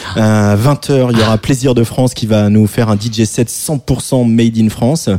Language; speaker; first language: French; native; French